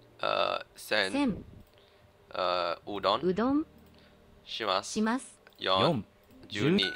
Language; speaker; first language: Japanese; non-native, learner; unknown